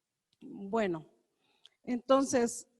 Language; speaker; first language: Spanish; native; Spanish